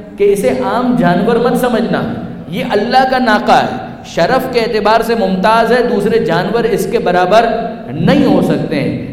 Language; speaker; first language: Urdu; non-native, local second language; Punjabi